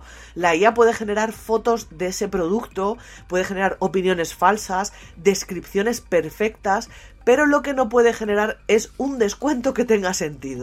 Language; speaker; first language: Spanish; native; Spanish